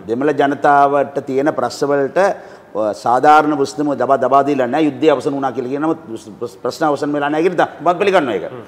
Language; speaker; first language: Sinhala; non-native, local second language; Tamil